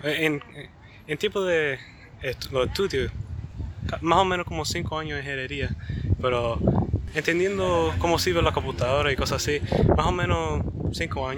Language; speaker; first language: Spanish; early bilingual, heritage; Spanish